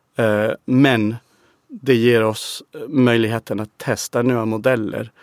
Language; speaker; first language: Swedish; non-native, fluent; English